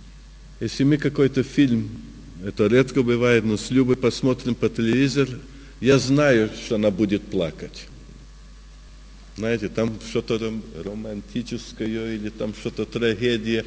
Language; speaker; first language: Russian; early bilingual, heritage; Russian